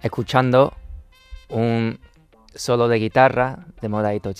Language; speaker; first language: Spanish; non-native, fluent; Chinese